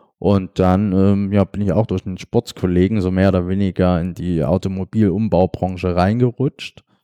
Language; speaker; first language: German; native; German